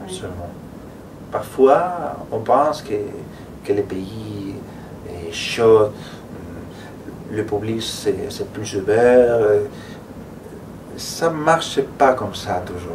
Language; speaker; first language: French; non-native, fluent; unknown